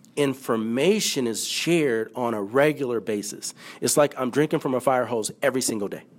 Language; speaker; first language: English; native; English